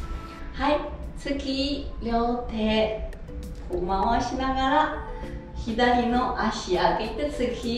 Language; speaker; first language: Japanese; non-native, fluent; Chinese